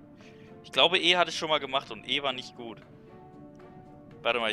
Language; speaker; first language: German; native; German